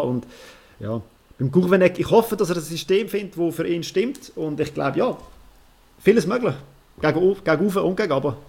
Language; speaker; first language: German; native; German